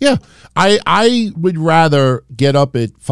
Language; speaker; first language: English; native; English